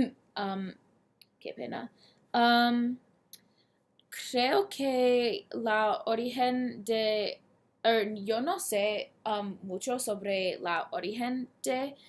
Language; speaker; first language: Spanish; non-native, learner; English